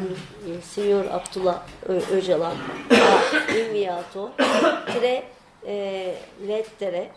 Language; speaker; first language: Italian; non-native, learner; Turkish